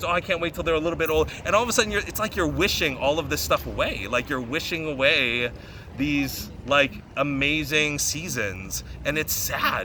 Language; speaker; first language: English; native; English